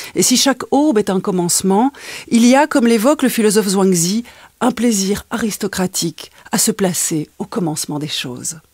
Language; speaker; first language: French; native; French